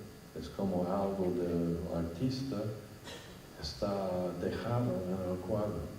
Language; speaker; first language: Spanish; non-native, fluent; English